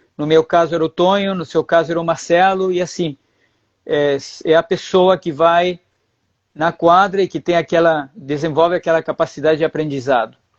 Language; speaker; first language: Portuguese; early bilingual, other home language; Spanish